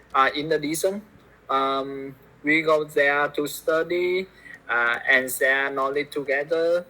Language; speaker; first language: English; non-native, learner; Vietnamese